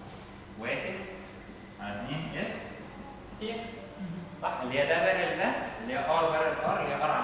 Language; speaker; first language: Arabic; native; Arabic